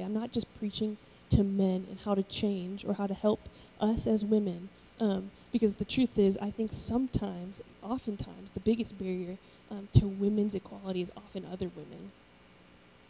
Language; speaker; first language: English; native; English